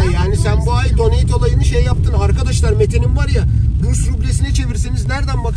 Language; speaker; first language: Turkish; native; Turkish